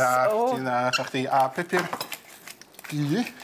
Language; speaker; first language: Welsh; native; Welsh